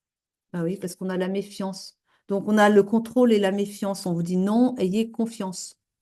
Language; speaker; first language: French; native; French